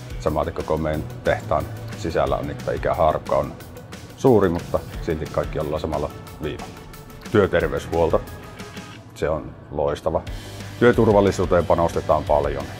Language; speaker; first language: Finnish; native; Finnish